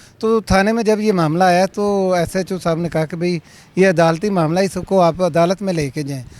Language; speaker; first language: Urdu; non-native, local second language; Punjabi